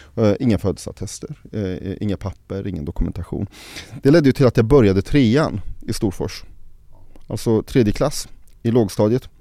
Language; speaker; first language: Swedish; early bilingual, other home language; Arabic